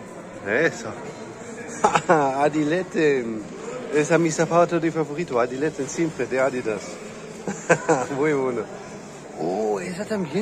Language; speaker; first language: Spanish; non-native, learner; German